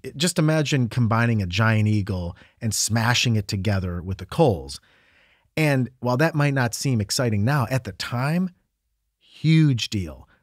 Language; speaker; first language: English; native; English